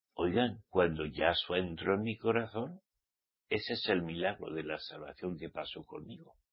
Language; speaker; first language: Spanish; native; Spanish